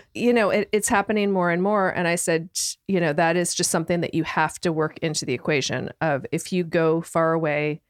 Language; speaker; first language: English; native; English